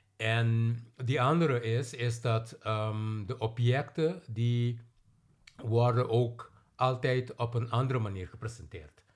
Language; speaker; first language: Dutch; non-native, local second language; Papiamento